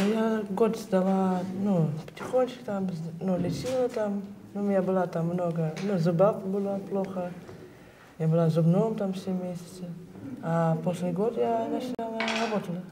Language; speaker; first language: Russian; non-native, learner; Dutch